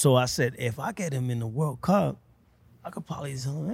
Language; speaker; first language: English; early bilingual, other home language; Spanish